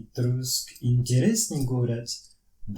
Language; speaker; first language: Russian; non-native, learner; French